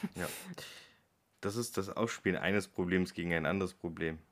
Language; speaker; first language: German; native; German